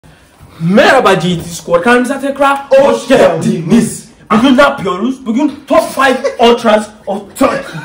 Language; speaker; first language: Turkish; non-native, learner; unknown